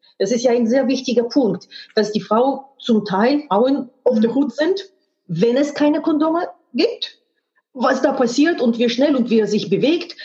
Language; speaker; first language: German; non-native, fluent; Russian